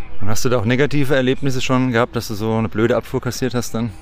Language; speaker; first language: German; native; German